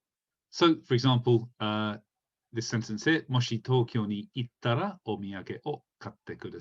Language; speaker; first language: Japanese; non-native, fluent; English